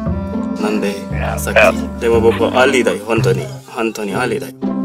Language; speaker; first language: Japanese; non-native, learner; Indonesian